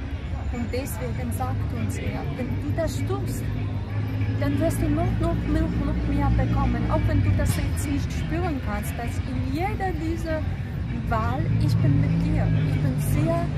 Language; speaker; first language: German; non-native, fluent; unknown